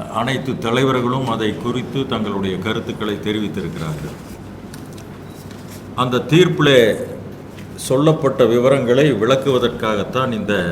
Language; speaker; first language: Tamil; native; Tamil